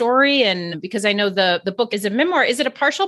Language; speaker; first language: English; native; English